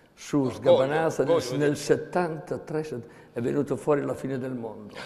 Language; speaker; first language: Italian; native; Italian